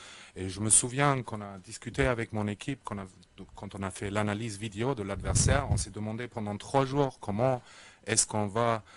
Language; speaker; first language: French; native; French